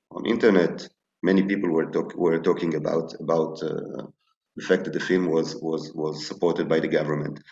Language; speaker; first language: English; non-native, fluent; Hebrew